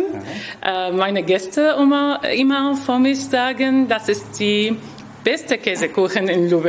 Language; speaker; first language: German; non-native, learner; Arabic